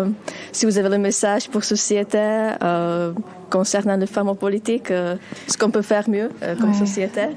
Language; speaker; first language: French; non-native, learner; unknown